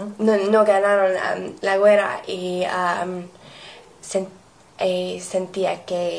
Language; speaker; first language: Spanish; non-native, learner; English